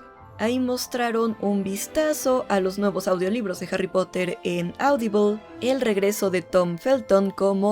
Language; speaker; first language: Spanish; native; Spanish